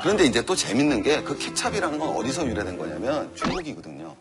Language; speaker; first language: Korean; native; Korean